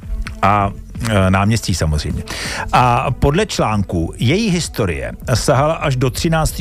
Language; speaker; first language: Czech; native; Czech